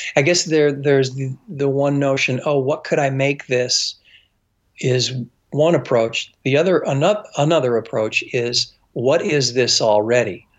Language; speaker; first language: English; native; English